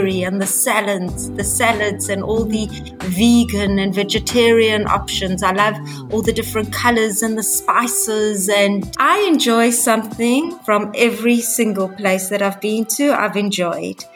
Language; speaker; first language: English; native; English